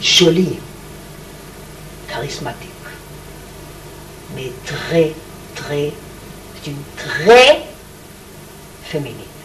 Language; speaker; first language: French; non-native, learner; Hebrew